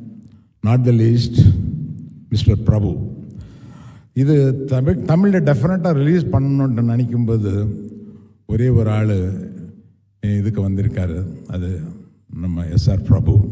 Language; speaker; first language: Tamil; non-native, local second language; Telugu